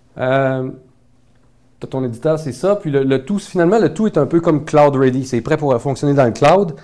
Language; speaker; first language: French; native; French